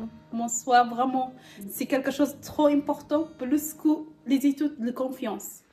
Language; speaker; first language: French; non-native, learner; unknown